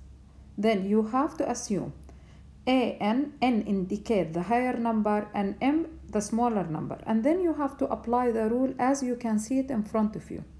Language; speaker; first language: English; non-native, fluent; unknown